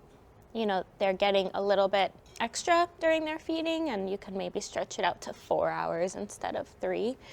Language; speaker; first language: English; native; English